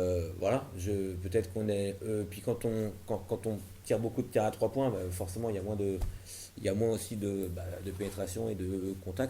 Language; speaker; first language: French; native; French